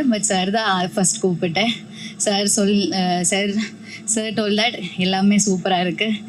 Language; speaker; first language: Tamil; non-native, learner; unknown